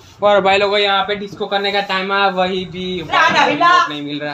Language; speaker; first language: Hindi; non-native, local second language; Gujarati